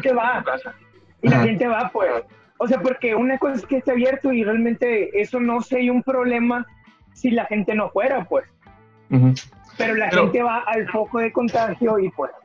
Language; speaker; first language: Spanish; native; Spanish